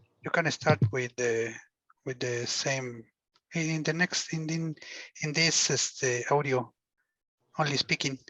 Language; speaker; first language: English; non-native, learner; Spanish